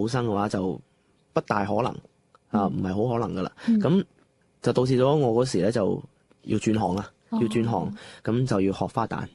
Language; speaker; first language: Cantonese; non-native, local second language; Chinese